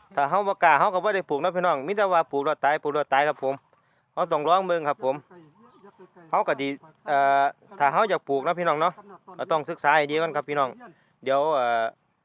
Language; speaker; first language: Thai; native; Thai